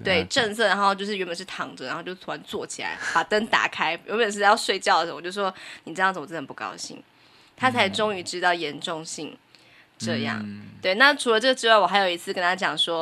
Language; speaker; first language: Chinese; native; Chinese